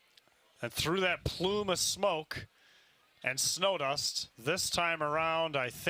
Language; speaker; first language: English; native; English